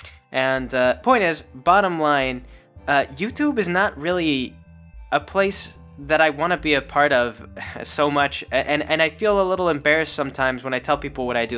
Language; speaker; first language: English; native; English